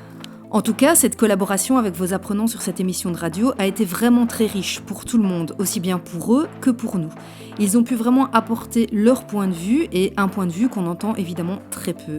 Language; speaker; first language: French; native; French